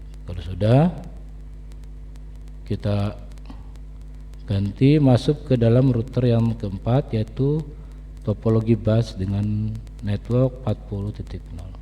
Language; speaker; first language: Indonesian; native; Indonesian